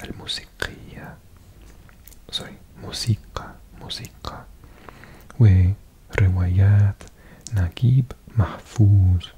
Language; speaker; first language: Arabic; non-native, learner; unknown